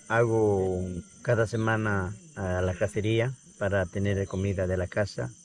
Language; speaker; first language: Spanish; non-native, local second language; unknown